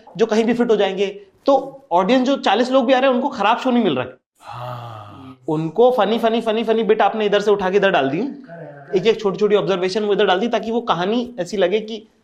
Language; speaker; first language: Hindi; native; Hindi